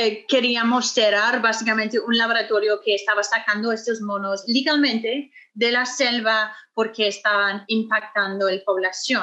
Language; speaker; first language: Spanish; non-native, fluent; English